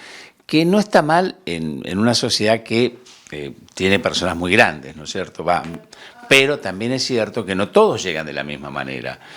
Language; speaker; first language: Spanish; native; Spanish